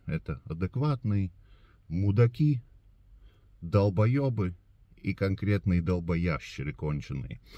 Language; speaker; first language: Russian; non-native, local second language; Latvian